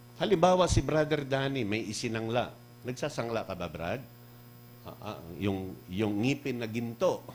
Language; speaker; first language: Filipino; non-native, local second language; Cebuano